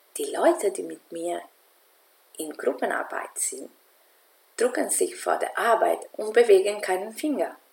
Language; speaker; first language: German; non-native, fluent; Spanish